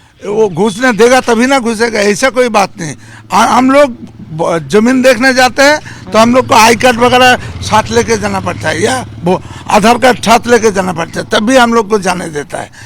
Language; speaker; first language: Hindi; non-native, local second language; Bangla